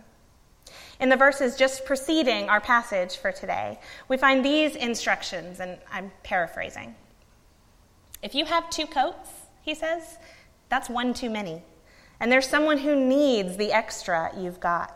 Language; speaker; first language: English; native; English